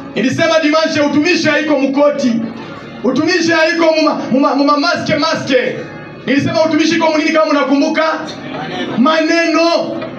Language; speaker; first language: Swahili; non-native, local second language; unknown